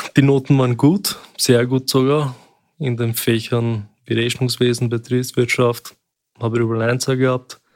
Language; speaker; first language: German; early bilingual, other home language; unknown